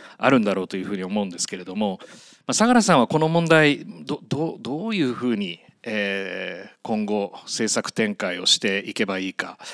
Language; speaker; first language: Japanese; native; Japanese